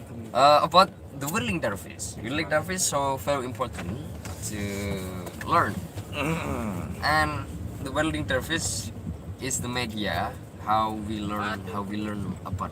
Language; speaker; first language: English; non-native, learner; Indonesian